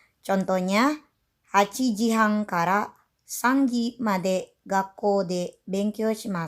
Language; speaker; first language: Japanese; non-native, fluent; Indonesian